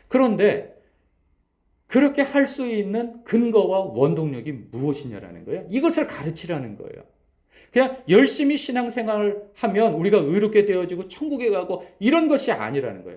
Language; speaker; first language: Korean; native; Korean